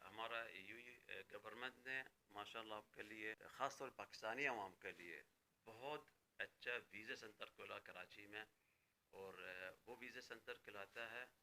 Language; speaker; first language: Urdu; non-native, fluent; Arabic